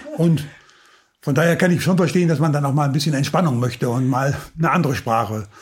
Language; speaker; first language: German; native; German